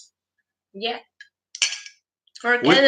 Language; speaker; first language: English; non-native, learner; Ukrainian